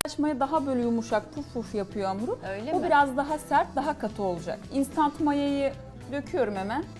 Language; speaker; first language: Turkish; native; Turkish